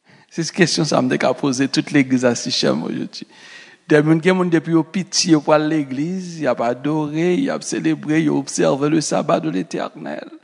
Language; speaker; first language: French; native; French